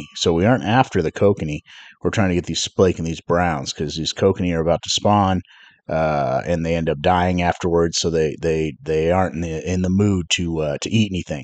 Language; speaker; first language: English; native; English